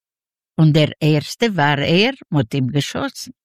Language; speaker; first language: German; non-native, learner; Yiddish